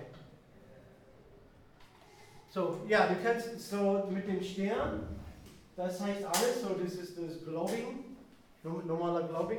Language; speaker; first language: German; non-native, fluent; English